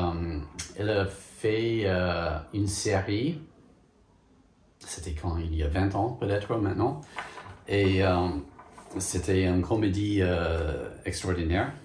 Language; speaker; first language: French; non-native, fluent; English